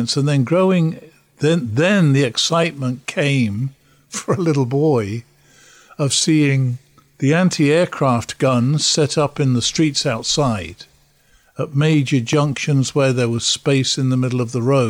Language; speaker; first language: English; native; English